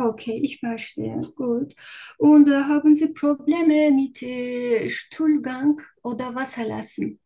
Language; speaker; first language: German; non-native, learner; Turkish